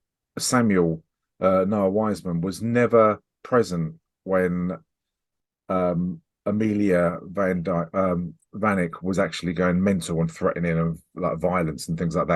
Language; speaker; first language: English; native; English